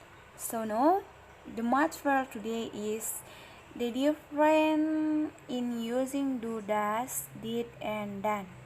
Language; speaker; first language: English; non-native, learner; Indonesian